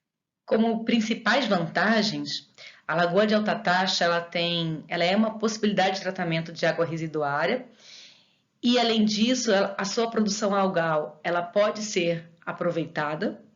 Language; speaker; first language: Portuguese; native; Portuguese